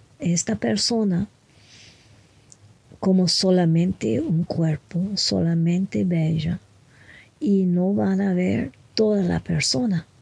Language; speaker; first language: Spanish; non-native, fluent; French